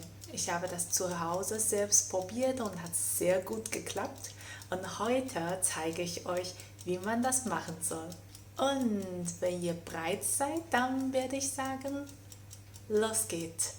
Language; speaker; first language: German; non-native, fluent; Chinese